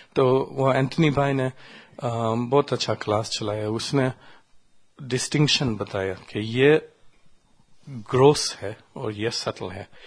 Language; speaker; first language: Hindi; non-native, learner; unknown